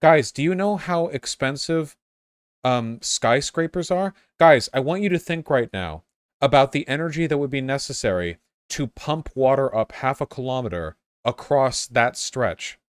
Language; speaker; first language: English; native; English